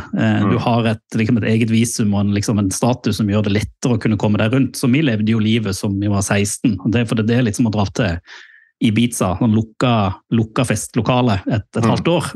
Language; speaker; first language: Norwegian; native; Norwegian